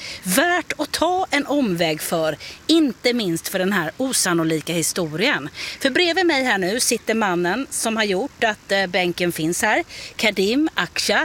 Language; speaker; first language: Swedish; native; Swedish